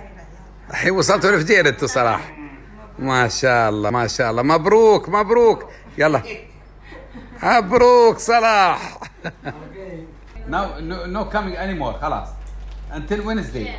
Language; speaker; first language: Arabic; native; Arabic